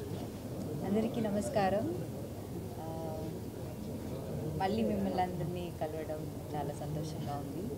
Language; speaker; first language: Telugu; non-native, local second language; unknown